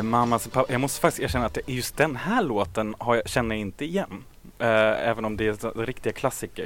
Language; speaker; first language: Swedish; native; Swedish